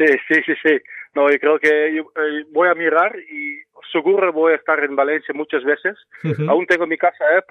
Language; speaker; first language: Spanish; non-native, fluent; Dutch